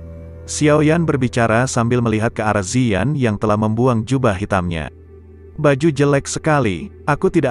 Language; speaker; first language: Indonesian; native; Indonesian